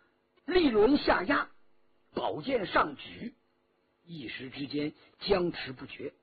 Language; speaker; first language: Chinese; native; Chinese